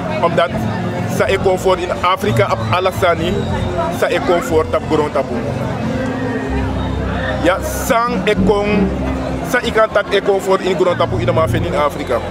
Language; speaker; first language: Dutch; non-native, local second language; Sranan Tongo